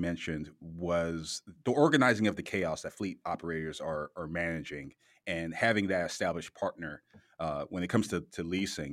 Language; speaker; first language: English; native; English